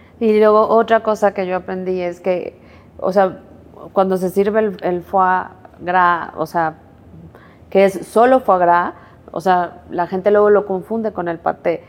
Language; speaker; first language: Spanish; native; Spanish